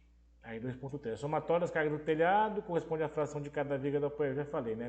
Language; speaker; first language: Portuguese; native; Portuguese